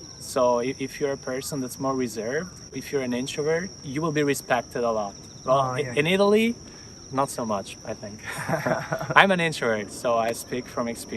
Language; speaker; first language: English; non-native, fluent; Italian